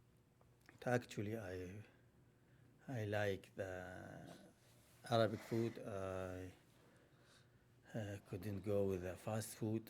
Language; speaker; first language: English; non-native, learner; Arabic